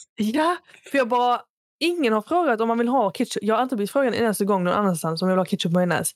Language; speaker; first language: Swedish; early bilingual, other home language; Arabic